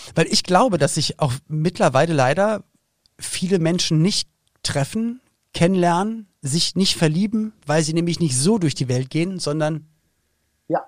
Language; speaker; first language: German; native; German